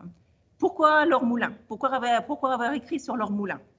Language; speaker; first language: French; native; French